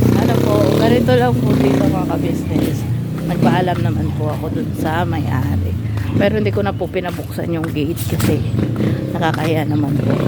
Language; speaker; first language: Filipino; non-native, local second language; Iloko